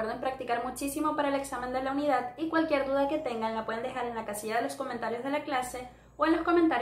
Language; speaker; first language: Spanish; native; Spanish